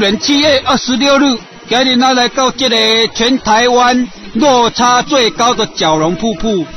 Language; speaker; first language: Chinese; non-native, local second language; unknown